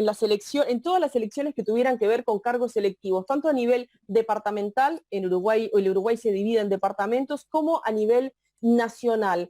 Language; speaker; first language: Spanish; native; Spanish